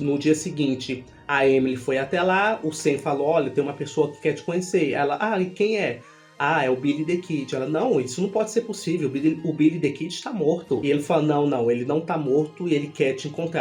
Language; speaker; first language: Portuguese; native; Portuguese